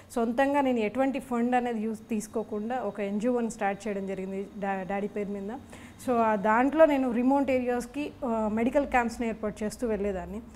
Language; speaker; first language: Telugu; native; Telugu